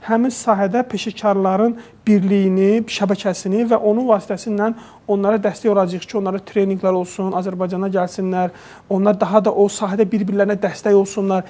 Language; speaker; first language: Azerbaijani; native; Azerbaijani